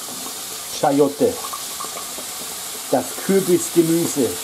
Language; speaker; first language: German; native; German